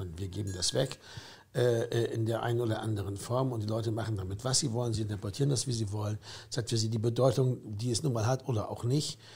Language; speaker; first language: German; native; German